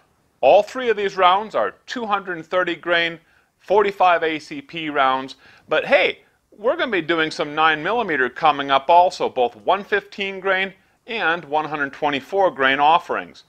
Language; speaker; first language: English; native; English